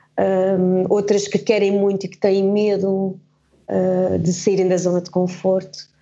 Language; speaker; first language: Portuguese; early bilingual, heritage; Portuguese